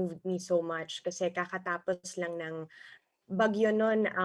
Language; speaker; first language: Filipino; native; Filipino